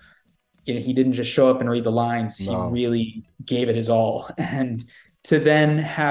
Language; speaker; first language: English; native; English